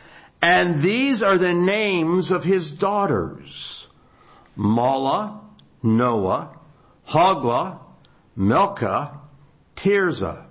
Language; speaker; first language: English; native; English